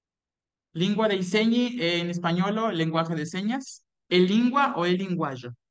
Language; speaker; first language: Italian; non-native, fluent; Spanish